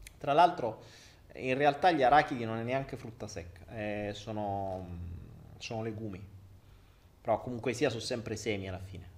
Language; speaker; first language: Italian; native; Italian